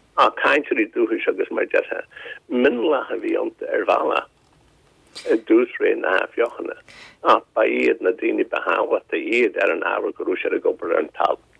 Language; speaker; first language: Irish; non-native, local second language; English